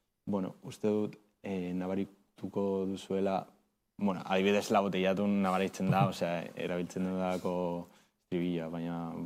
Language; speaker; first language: Basque; non-native, local second language; Spanish